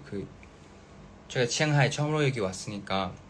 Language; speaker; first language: Korean; non-native, fluent; Thai